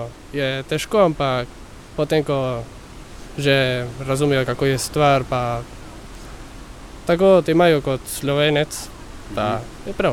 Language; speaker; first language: Slovenian; early bilingual, heritage; Spanish